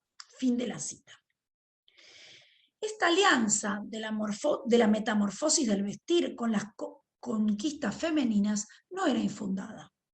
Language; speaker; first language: Spanish; native; Spanish